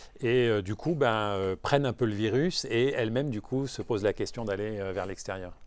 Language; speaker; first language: French; native; French